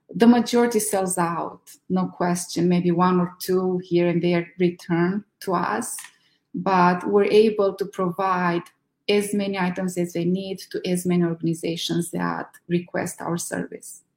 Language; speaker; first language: English; non-native, fluent; Romanian